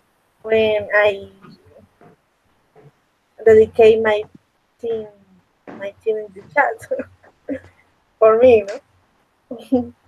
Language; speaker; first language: English; non-native, learner; Spanish